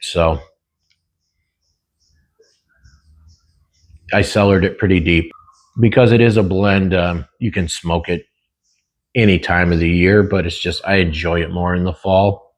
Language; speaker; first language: English; native; English